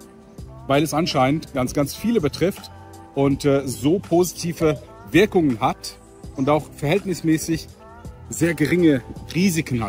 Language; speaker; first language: German; native; German